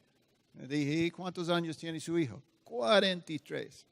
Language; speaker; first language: Spanish; non-native, fluent; English